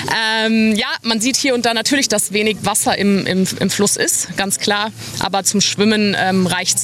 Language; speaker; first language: German; native; German